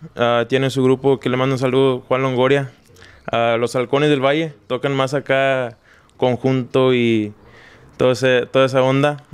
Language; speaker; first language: Spanish; native; Spanish